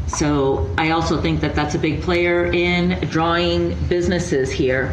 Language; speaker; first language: English; early bilingual, other home language; Spanish